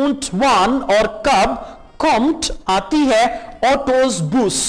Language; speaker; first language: German; non-native, fluent; Urdu